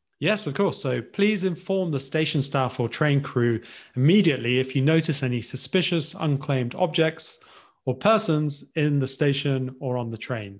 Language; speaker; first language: English; native; English